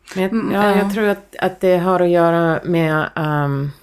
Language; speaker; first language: Swedish; early bilingual, heritage; Swedish